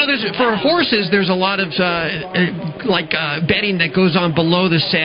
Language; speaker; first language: English; native; English